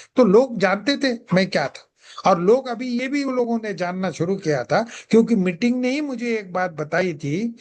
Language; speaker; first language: Hindi; non-native, local second language; Marathi